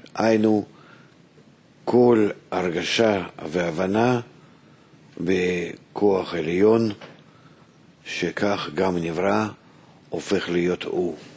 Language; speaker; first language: Hebrew; non-native, fluent; Russian